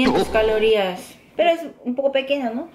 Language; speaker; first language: Spanish; non-native, learner; Korean